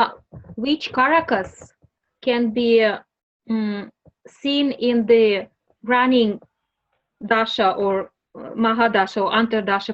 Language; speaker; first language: English; non-native, learner; Russian